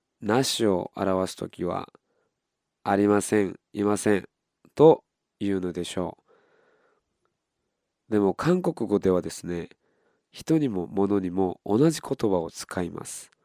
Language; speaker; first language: Japanese; non-native, fluent; Korean